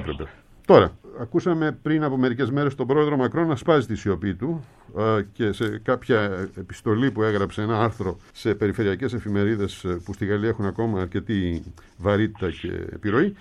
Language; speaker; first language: Greek; native; Greek